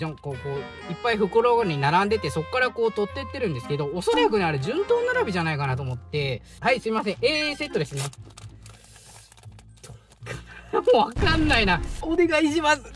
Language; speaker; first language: Japanese; native; Japanese